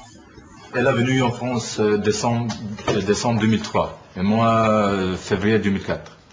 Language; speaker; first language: French; non-native, learner; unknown